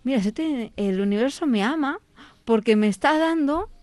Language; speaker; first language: Spanish; non-native, local second language; Catalan